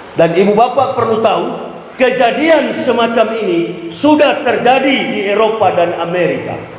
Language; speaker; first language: Indonesian; native; Indonesian